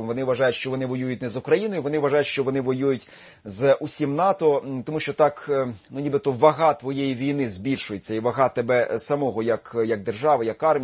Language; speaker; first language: Ukrainian; native; Ukrainian